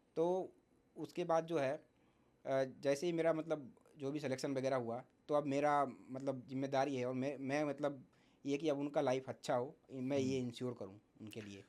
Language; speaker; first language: Hindi; native; Hindi